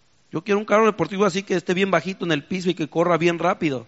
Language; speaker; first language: Spanish; native; Spanish